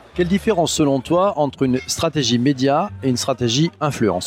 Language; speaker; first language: French; native; French